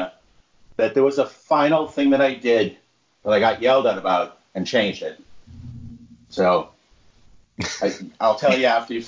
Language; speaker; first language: English; native; English